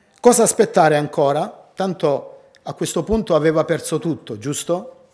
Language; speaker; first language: Italian; native; Italian